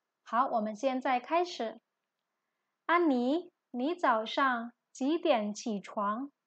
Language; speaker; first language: Chinese; non-native, fluent; Indonesian